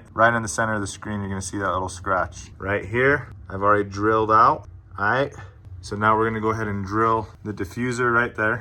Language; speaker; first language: English; native; English